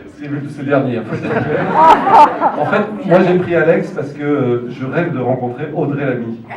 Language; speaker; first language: French; native; French